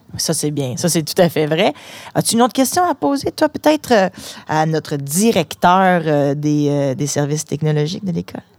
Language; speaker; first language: French; native; French